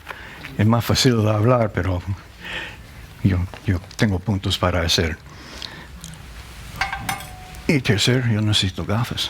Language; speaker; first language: Spanish; non-native, learner; English